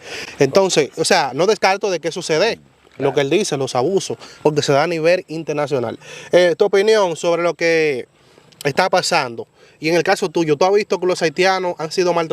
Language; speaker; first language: Spanish; native; Spanish